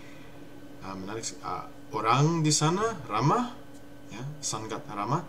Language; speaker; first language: Indonesian; non-native, learner; English